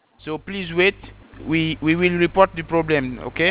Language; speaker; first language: English; non-native, learner; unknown